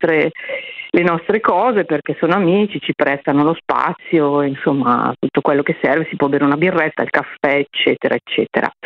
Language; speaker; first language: Italian; native; Italian